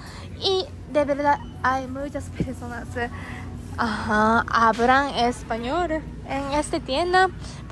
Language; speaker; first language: Spanish; non-native, learner; Japanese